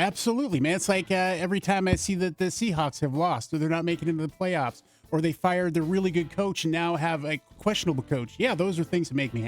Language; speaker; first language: English; native; English